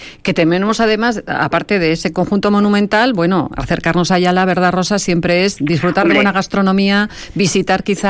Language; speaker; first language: Spanish; native; Spanish